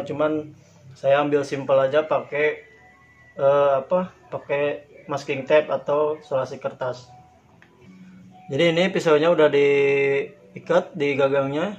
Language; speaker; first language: Indonesian; native; Indonesian